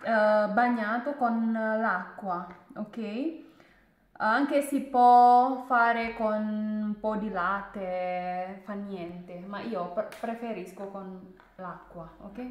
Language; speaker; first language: Italian; non-native, learner; Indonesian